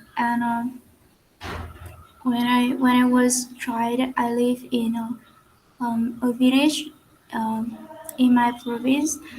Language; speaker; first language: English; non-native, learner; Vietnamese